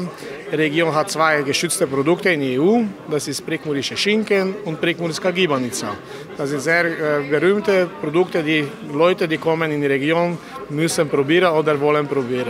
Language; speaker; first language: German; non-native, fluent; Slovenian